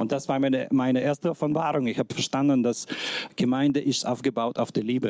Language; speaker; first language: German; non-native, fluent; Russian